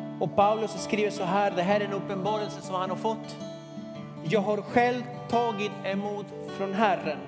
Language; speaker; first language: Swedish; non-native, fluent; Spanish